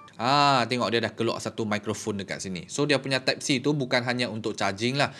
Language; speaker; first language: Malay; native; Malay